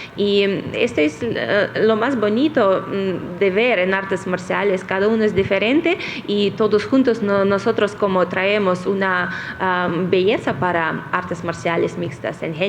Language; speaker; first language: Spanish; non-native, fluent; Russian